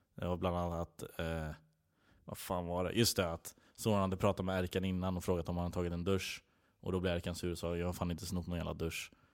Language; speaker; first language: Swedish; native; Swedish